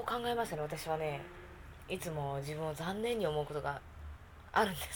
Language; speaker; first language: Japanese; native; Japanese